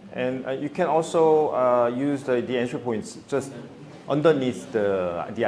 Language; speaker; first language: English; non-native, fluent; Korean